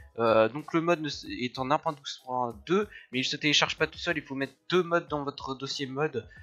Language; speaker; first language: French; native; French